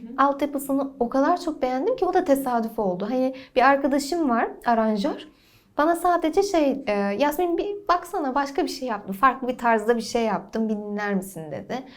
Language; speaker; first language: Turkish; early bilingual, heritage; Turkish